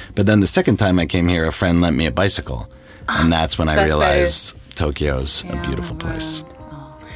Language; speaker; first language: English; native; English